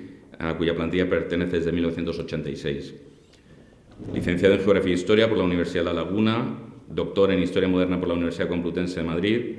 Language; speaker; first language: Spanish; native; Spanish